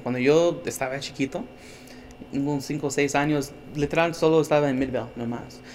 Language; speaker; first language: Spanish; early bilingual, heritage; Spanish